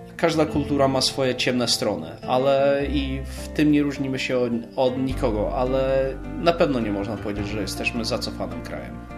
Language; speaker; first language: Polish; early bilingual, other home language; English